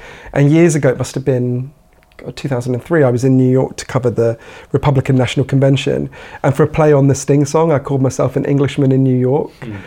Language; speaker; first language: English; native; English